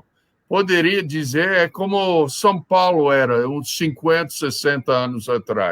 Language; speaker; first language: Portuguese; non-native, fluent; English